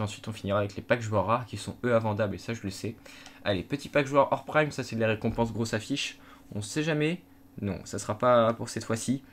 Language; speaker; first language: French; native; French